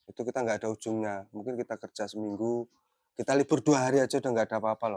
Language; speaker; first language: Indonesian; non-native, local second language; Javanese